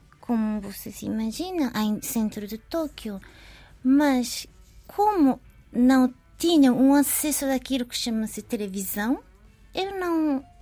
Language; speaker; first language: Portuguese; non-native, learner; Japanese